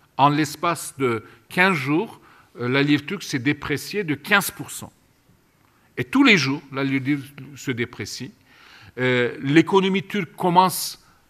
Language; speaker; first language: French; non-native, fluent; Turkish